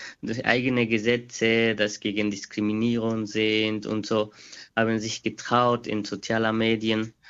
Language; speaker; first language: German; non-native, fluent; Quechua